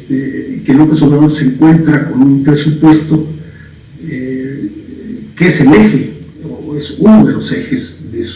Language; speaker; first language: Spanish; native; Spanish